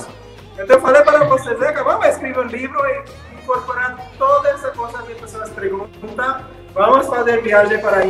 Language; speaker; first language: Portuguese; non-native, fluent; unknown